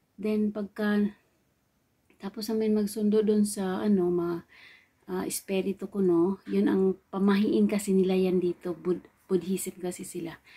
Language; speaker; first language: Filipino; non-native, local second language; Cebuano